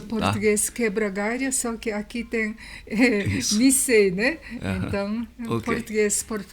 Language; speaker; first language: Portuguese; non-native, learner; Japanese